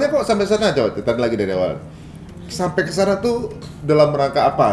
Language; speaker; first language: Indonesian; native; Indonesian